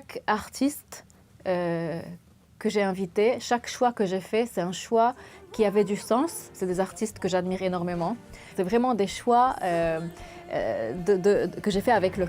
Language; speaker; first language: French; non-native, local second language; Arabic